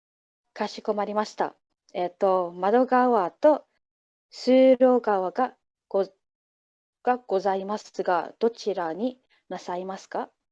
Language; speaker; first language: Japanese; non-native, learner; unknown